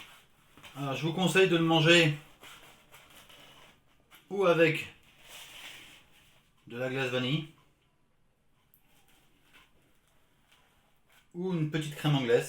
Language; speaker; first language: French; native; French